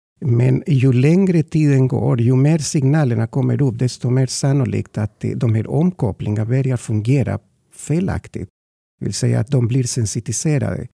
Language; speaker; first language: Swedish; non-native, fluent; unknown